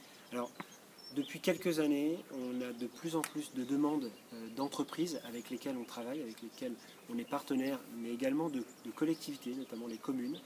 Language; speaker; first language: French; native; French